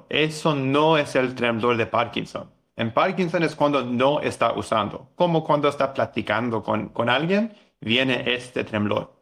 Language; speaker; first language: Spanish; non-native, fluent; English